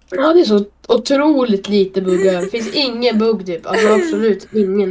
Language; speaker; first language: Swedish; native; Swedish